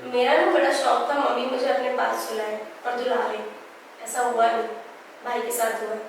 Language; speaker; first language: Hindi; native; Hindi